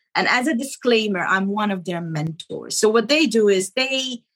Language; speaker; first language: English; non-native, fluent; Arabic